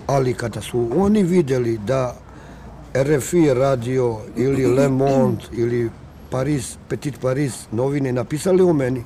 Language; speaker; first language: Serbian; non-native, local second language; Romany